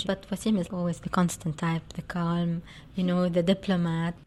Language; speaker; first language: English; non-native, fluent; Arabic